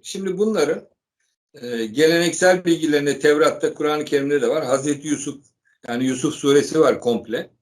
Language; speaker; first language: Turkish; native; Turkish